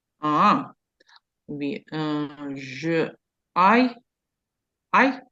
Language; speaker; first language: French; non-native, learner; Ukrainian